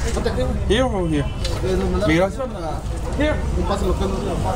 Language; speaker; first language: English; non-native, learner; French